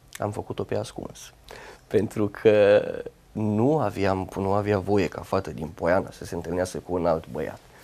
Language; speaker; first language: Romanian; native; Romanian